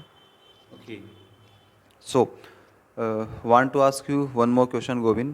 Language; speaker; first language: English; non-native, local second language; Hindi